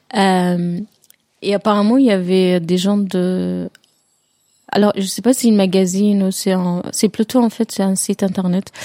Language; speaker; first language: French; non-native, fluent; Arabic